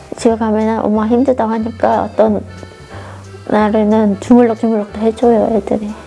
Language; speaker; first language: Korean; non-native, fluent; Khmer